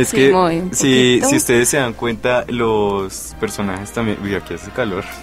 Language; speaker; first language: Spanish; native; Spanish